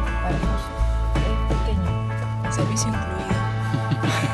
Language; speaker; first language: Spanish; native; Spanish